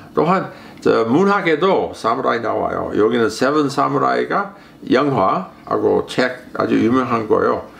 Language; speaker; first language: Korean; non-native, fluent; English